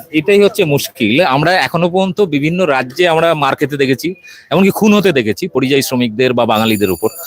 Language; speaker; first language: Bangla; native; Bangla